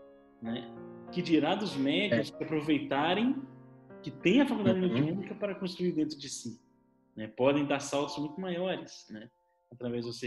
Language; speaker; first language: Portuguese; native; Portuguese